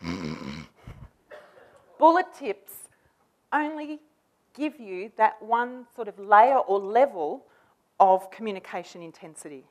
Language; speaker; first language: English; native; English